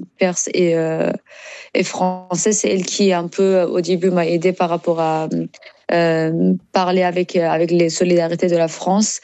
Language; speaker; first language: French; non-native, learner; Persian